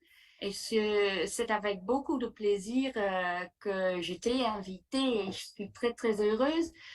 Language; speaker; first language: French; non-native, fluent; Dutch